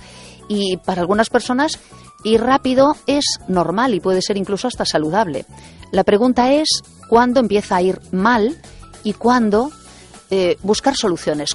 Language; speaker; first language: Spanish; native; Spanish